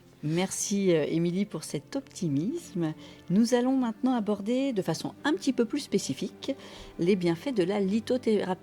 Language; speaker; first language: French; native; French